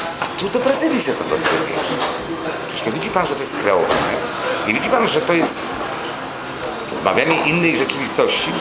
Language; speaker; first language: Polish; native; Polish